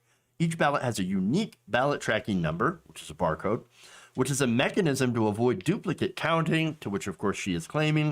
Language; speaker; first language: English; native; English